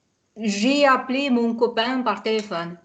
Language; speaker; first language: French; non-native, fluent; Hungarian